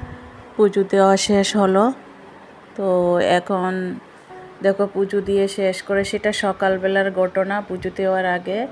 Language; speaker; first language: Bangla; native; Bangla